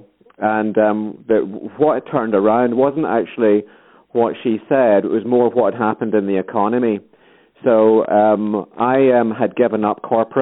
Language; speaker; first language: English; native; English